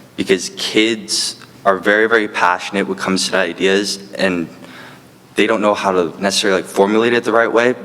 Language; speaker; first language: English; native; English